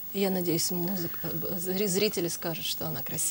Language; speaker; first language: French; non-native, learner; Russian